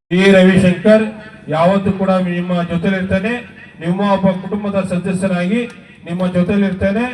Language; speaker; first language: Kannada; native; Kannada